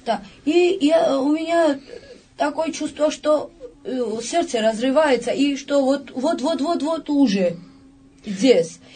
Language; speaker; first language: Russian; non-native, fluent; Georgian